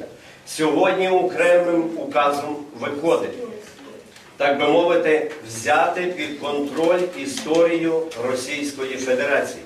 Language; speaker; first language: Ukrainian; native; Ukrainian